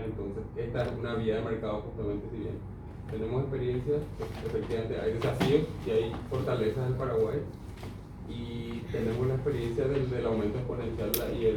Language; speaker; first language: Spanish; native; Spanish